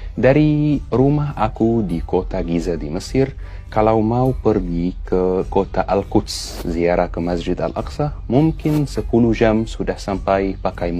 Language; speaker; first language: Indonesian; non-native, fluent; Arabic